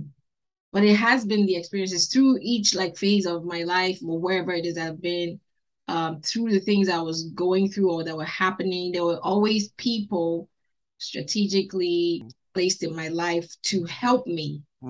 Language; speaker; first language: English; non-native, local second language; Igbo